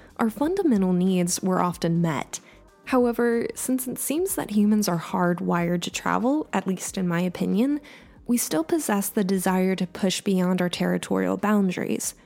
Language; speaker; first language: English; native; English